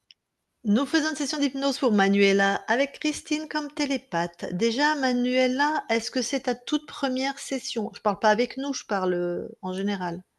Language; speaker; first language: French; native; French